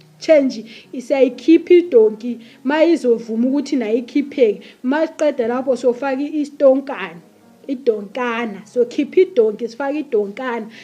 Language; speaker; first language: Zulu; native; Zulu